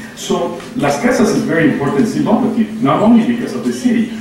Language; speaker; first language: English; non-native, fluent; Spanish